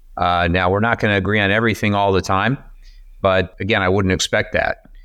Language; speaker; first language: English; native; English